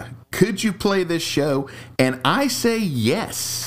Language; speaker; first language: English; native; English